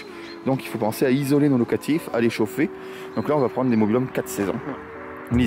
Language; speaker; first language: French; native; French